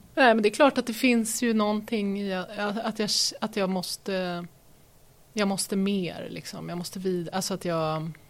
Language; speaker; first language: Swedish; native; Swedish